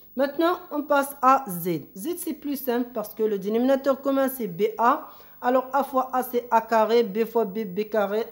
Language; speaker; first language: French; non-native, local second language; Arabic